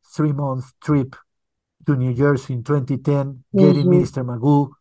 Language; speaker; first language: English; early bilingual, other home language; Spanish